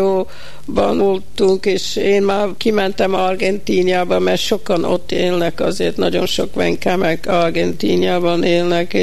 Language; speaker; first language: Hungarian; early bilingual, heritage; Hungarian